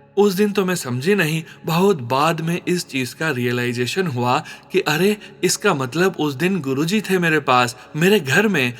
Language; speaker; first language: Hindi; native; Hindi